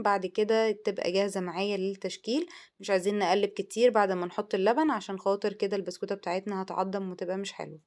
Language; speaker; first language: Arabic; native; Arabic